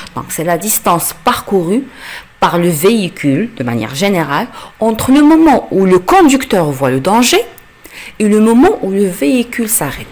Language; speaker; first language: French; non-native, local second language; Arabic